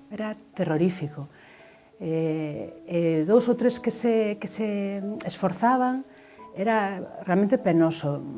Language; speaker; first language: Galician; non-native, local second language; Spanish